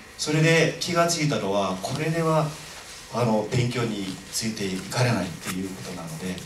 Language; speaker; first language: Japanese; non-native, fluent; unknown